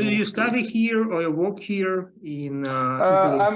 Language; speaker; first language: English; non-native, learner; Russian